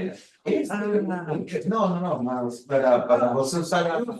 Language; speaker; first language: Portuguese; non-native, fluent; Spanish